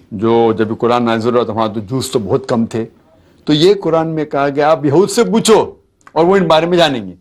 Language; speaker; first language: Urdu; non-native, local second language; Konkani